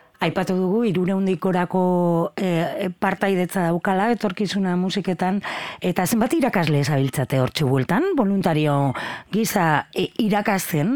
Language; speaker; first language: Basque; native; Basque